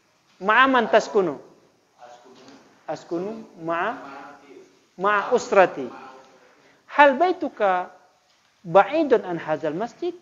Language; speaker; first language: Arabic; non-native, fluent; Indonesian